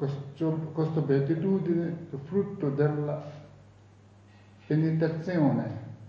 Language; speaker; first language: Italian; non-native, fluent; Tibetan